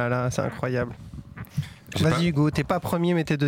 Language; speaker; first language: French; native; French